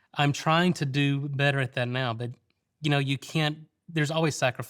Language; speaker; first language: English; native; English